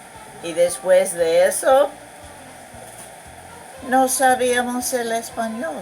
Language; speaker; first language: Spanish; non-native, fluent; English